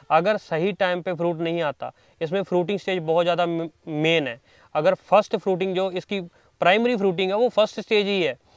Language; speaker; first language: Hindi; non-native, local second language; Punjabi